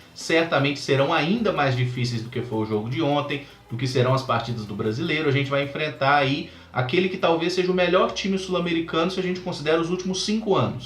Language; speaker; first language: Portuguese; native; Portuguese